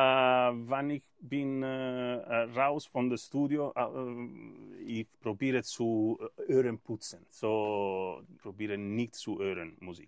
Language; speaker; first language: German; non-native, learner; Italian